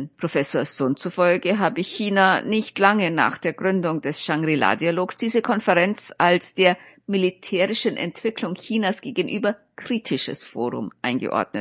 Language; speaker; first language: German; native; German